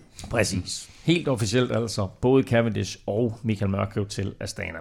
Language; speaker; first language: Danish; native; Danish